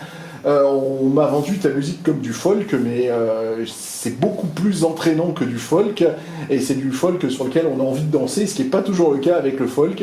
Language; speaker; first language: French; native; French